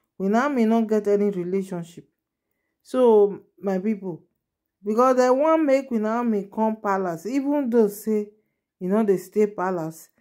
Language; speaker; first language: Nigerian Pidgin; non-native, local second language; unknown